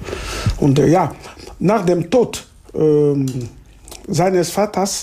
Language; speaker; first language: German; non-native, fluent; Lingala